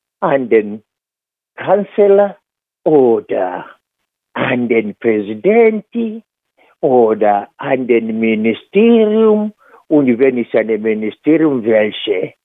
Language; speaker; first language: German; non-native, fluent; Swahili